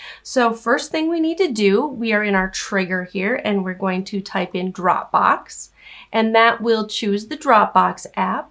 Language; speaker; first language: English; native; English